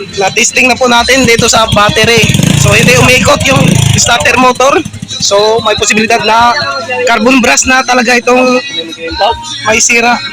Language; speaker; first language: Filipino; non-native, local second language; Cebuano